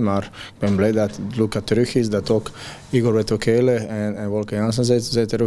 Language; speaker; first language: Dutch; non-native, fluent; Croatian